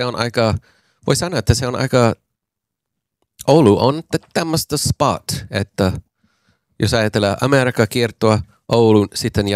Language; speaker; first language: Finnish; non-native, fluent; English